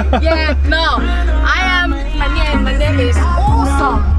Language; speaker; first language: English; non-native, learner; Cantonese